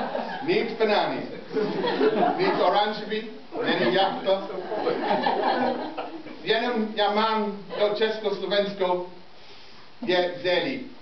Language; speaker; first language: Czech; non-native, learner; English